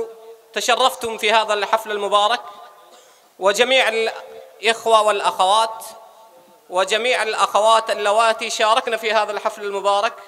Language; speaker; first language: Arabic; non-native, fluent; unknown